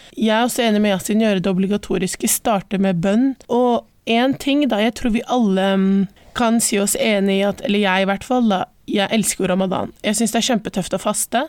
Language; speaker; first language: Norwegian; early bilingual, other home language; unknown